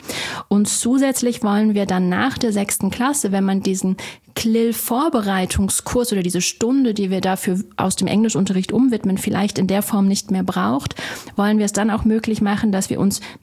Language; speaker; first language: German; native; German